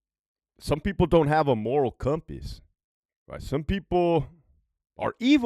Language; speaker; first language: English; native; English